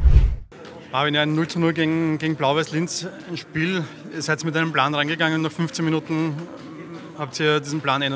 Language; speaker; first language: German; native; German